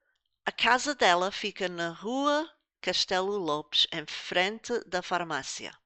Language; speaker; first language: Portuguese; non-native, fluent; English